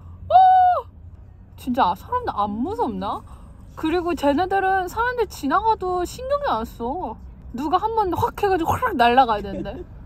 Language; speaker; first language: Korean; early bilingual, heritage; Korean